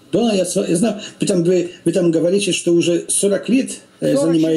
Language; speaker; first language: Russian; non-native, learner; Polish